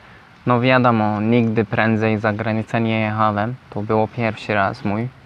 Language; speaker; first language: Polish; non-native, learner; Turkish